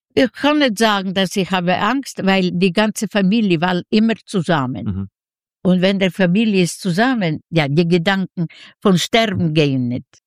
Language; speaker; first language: German; non-native, fluent; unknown